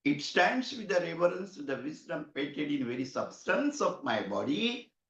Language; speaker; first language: English; non-native, local second language; Marathi